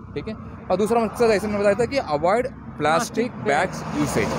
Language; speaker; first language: Hindi; non-native, local second language; Tamil